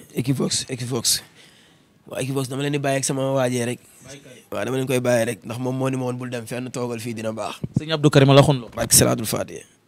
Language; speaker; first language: Wolof; native; Wolof